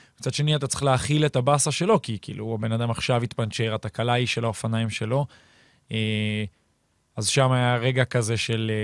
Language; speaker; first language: Hebrew; native; Hebrew